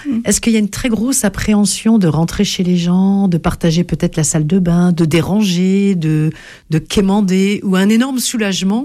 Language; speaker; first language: French; native; French